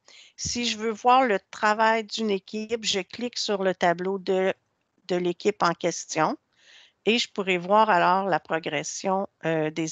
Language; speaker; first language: French; native; French